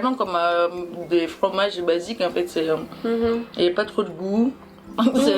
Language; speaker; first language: French; non-native, learner; Indonesian